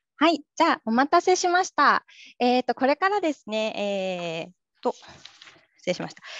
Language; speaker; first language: Japanese; native; Japanese